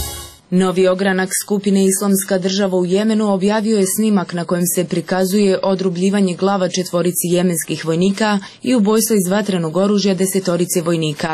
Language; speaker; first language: Croatian; native; Croatian